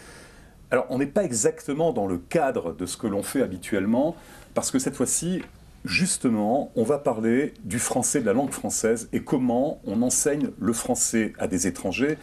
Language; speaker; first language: French; native; French